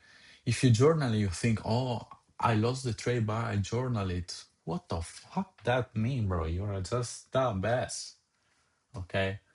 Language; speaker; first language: English; non-native, fluent; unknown